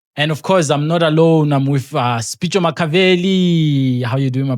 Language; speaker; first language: English; non-native, local second language; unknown